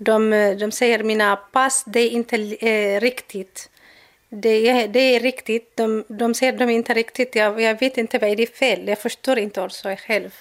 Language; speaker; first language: Swedish; non-native, learner; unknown